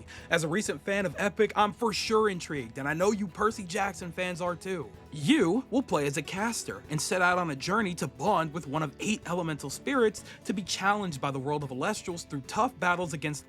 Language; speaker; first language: English; native; English